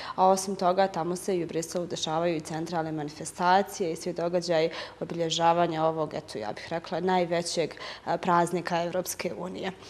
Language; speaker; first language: Serbian; native; Serbian